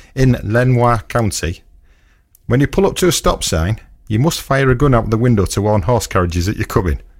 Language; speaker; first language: English; native; English